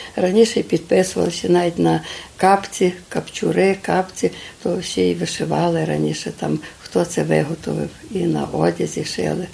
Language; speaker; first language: Ukrainian; native; Ukrainian